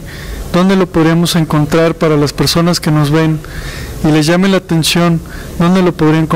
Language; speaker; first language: Spanish; native; Spanish